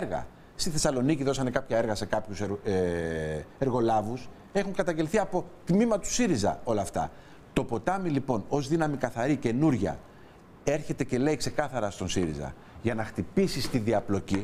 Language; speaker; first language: Greek; native; Greek